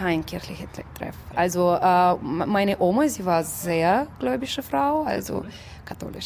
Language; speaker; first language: German; non-native, fluent; Russian